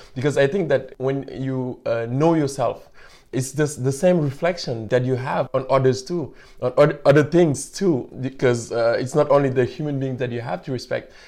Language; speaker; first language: English; non-native, fluent; Wolof